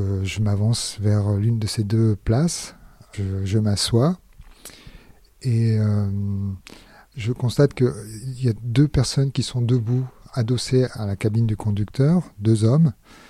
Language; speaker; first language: French; native; French